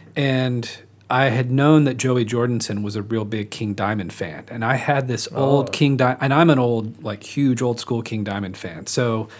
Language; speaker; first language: English; native; English